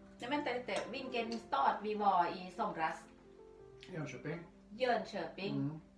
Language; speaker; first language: Swedish; non-native, learner; Thai